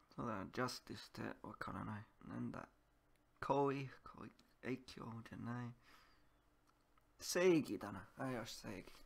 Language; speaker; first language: Japanese; non-native, learner; English